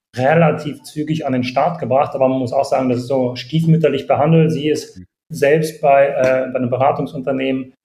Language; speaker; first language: German; native; German